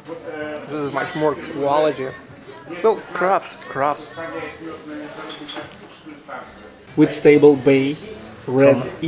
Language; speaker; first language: English; non-native, fluent; Russian